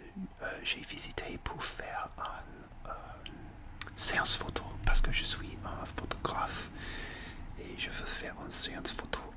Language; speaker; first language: French; non-native, learner; English